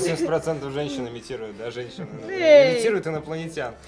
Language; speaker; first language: Russian; native; Russian